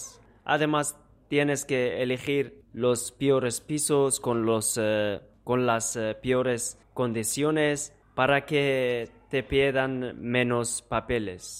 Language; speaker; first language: Spanish; non-native, learner; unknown